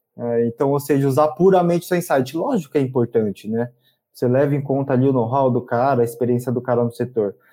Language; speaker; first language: Portuguese; native; Portuguese